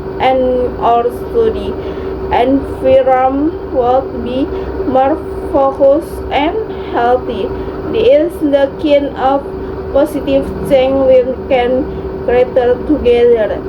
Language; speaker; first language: English; non-native, learner; Indonesian